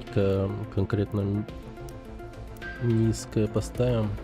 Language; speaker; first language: Russian; native; Russian